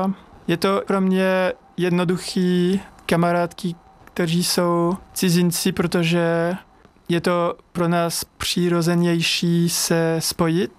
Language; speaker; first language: Czech; non-native, learner; French